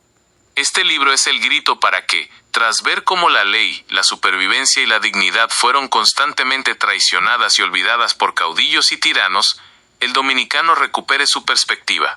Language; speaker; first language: Spanish; native; Spanish